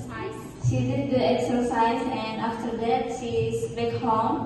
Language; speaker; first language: English; non-native, learner; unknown